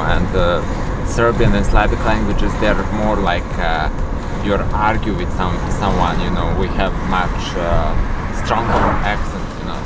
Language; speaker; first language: English; non-native, fluent; Serbian